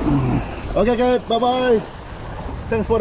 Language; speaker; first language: English; non-native, learner; Indonesian